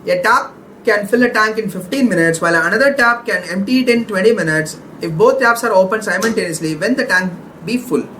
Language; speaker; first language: English; non-native, local second language; Tamil